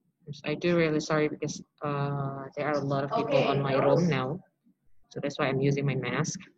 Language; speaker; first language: English; non-native, local second language; Indonesian